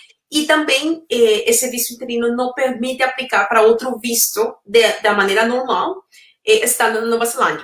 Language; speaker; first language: Portuguese; non-native, fluent; Spanish